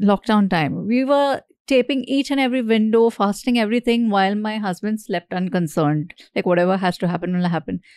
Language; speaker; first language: English; non-native, local second language; Hindi